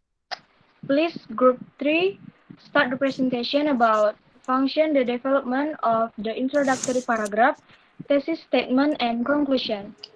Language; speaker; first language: English; non-native, learner; Indonesian